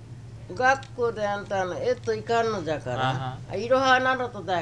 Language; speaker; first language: Japanese; native; Japanese